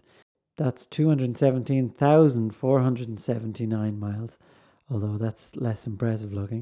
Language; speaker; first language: English; native; English